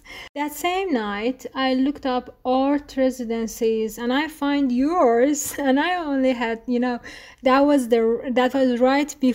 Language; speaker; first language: English; non-native, fluent; Persian